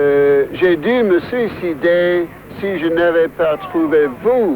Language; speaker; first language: French; non-native, fluent; English